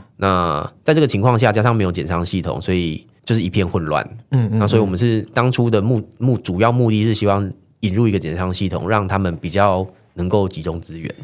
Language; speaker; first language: Chinese; native; Chinese